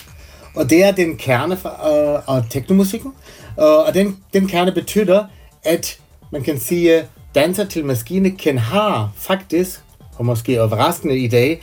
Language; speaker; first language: Danish; non-native, fluent; German